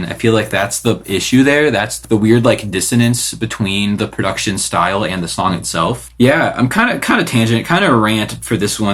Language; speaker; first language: English; native; English